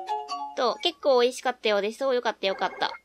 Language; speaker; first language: Japanese; native; Japanese